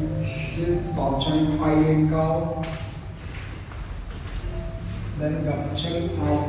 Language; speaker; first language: Vietnamese; non-native, learner; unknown